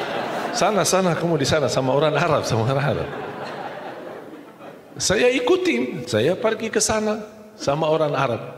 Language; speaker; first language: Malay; non-native, fluent; Arabic